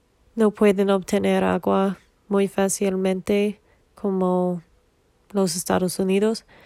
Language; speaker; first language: Spanish; non-native, learner; English